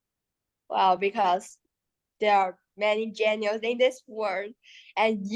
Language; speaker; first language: English; non-native, learner; Chinese